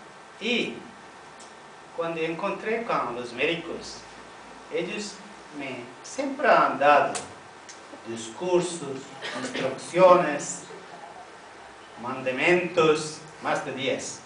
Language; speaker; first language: Spanish; non-native, fluent; Tamil